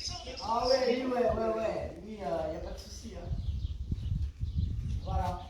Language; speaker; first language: French; native; French